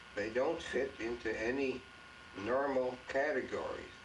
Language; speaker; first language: English; native; English